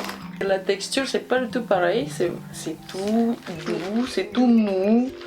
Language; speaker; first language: French; non-native, learner; Indonesian